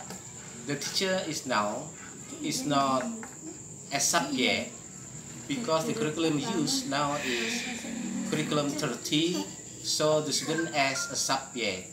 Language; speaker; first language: English; non-native, fluent; Indonesian